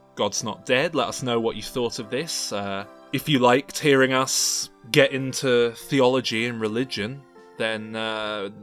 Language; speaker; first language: English; native; English